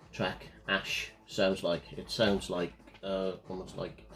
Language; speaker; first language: English; native; English